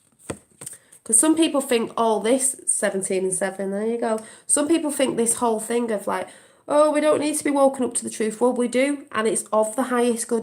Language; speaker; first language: English; native; English